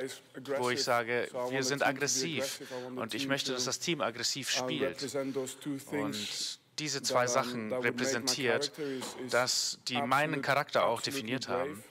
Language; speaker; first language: German; non-native, fluent; French